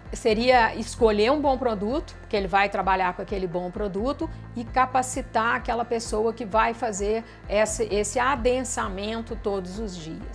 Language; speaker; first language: Portuguese; native; Portuguese